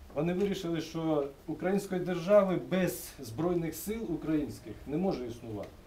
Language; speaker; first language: Ukrainian; native; Ukrainian